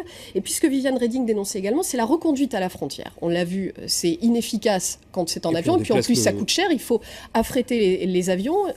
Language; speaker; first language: French; native; French